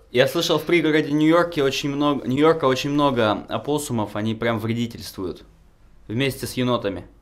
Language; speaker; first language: Russian; native; Russian